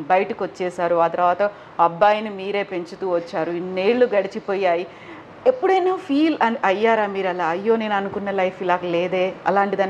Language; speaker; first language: Telugu; native; Telugu